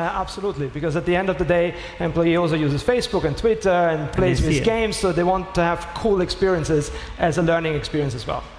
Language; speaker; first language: English; non-native, fluent; German